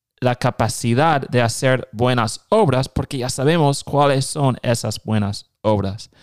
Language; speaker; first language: Spanish; non-native, fluent; English